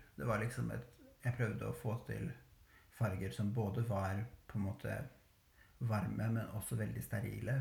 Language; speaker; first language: Norwegian; early bilingual, other home language; Albanian